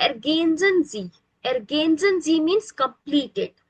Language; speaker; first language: German; non-native, fluent; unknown